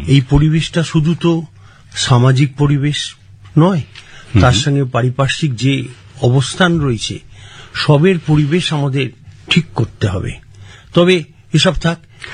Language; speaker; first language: Bangla; native; Bangla